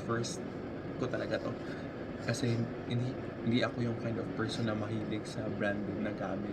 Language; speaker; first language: Filipino; native; Filipino